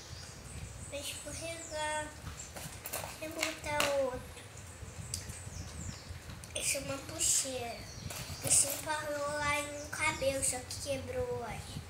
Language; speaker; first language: Portuguese; native; Portuguese